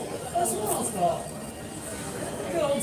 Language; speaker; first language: Japanese; native; Japanese